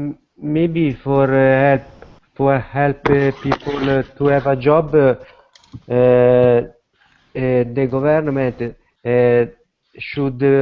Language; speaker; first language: English; non-native, learner; Italian